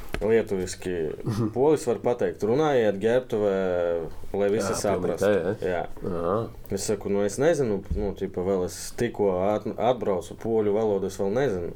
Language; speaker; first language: Latvian; native; Latvian